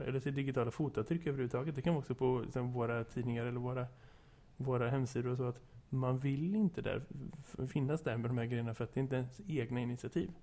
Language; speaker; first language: Swedish; native; Swedish